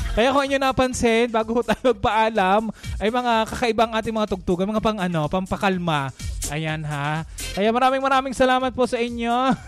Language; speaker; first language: Filipino; native; Filipino